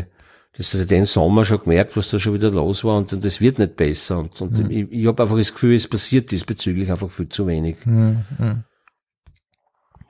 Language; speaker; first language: German; native; German